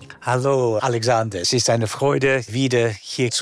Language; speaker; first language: German; non-native, fluent; English